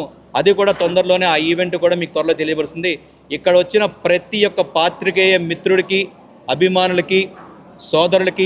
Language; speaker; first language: Telugu; native; Telugu